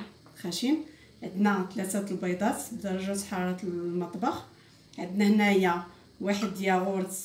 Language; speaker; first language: Arabic; native; Arabic